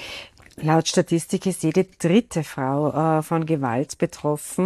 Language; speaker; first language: German; native; German